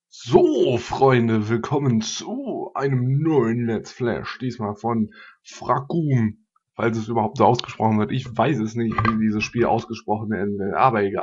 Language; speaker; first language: German; native; German